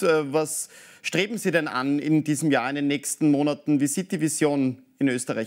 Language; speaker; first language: German; native; German